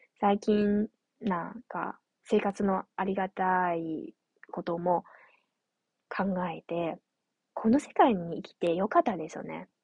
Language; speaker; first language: Japanese; non-native, fluent; Chinese